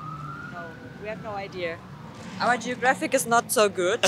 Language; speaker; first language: English; non-native, learner; German